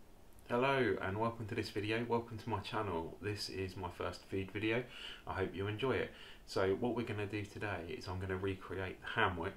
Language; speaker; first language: English; native; English